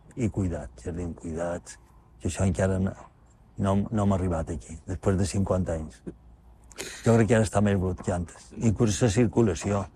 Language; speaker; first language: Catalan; native; Catalan